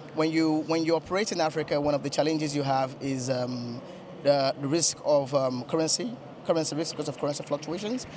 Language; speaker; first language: English; non-native, local second language; Yoruba